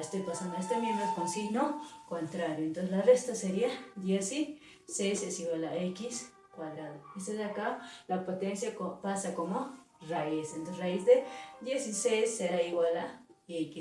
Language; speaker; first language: Spanish; native; Spanish